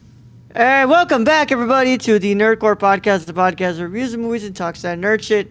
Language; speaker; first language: English; native; English